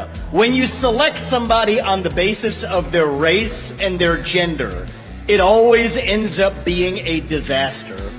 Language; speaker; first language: English; early bilingual, other home language; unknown